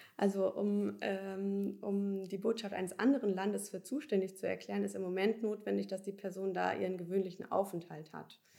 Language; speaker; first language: German; native; German